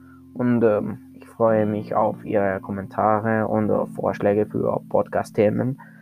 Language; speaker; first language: German; non-native, learner; Spanish